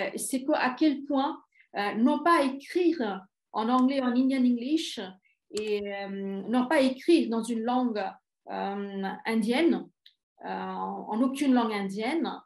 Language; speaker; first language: French; non-native, fluent; Bangla